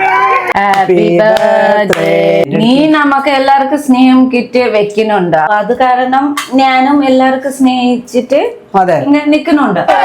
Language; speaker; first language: Malayalam; non-native, learner; Nepali